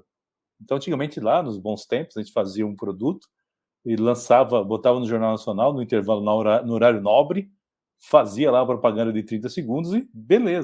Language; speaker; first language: Portuguese; native; Portuguese